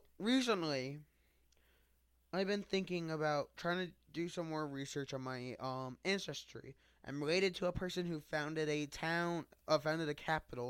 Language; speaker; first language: English; native; English